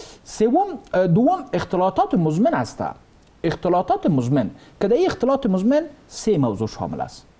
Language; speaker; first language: Persian; native; Persian